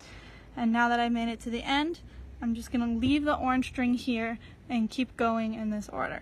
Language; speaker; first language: English; native; English